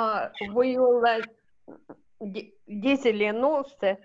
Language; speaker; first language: Finnish; non-native, learner; Russian